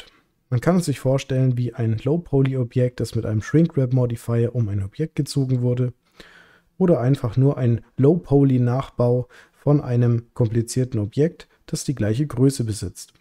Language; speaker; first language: German; native; German